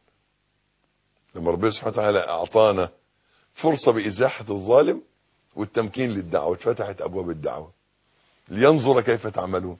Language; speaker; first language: Arabic; native; Arabic